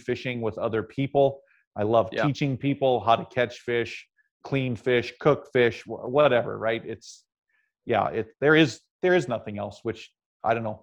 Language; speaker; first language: English; native; English